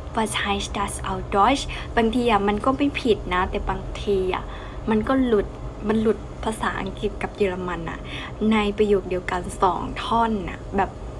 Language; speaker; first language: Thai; native; Thai